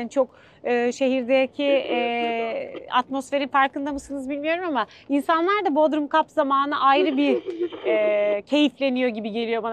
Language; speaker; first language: Turkish; native; Turkish